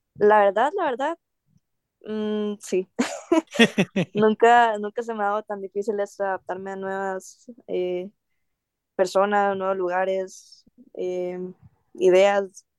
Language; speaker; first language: Spanish; native; Spanish